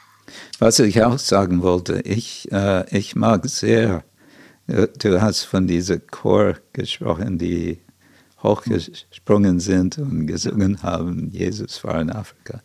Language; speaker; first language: German; non-native, fluent; English